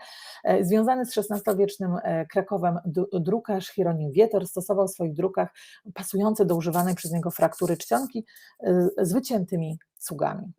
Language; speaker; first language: Polish; native; Polish